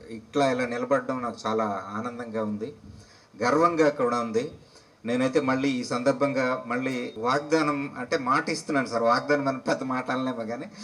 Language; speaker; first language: Telugu; non-native, local second language; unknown